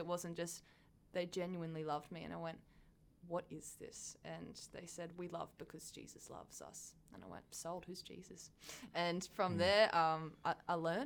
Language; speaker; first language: English; native; English